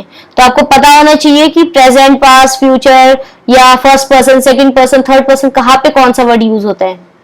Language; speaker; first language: Hindi; native; Hindi